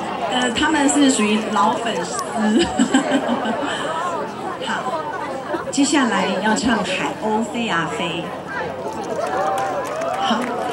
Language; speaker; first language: Chinese; native; Chinese